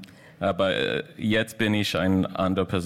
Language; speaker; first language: German; non-native, learner; English